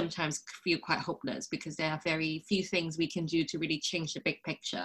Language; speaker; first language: English; non-native, local second language; Cantonese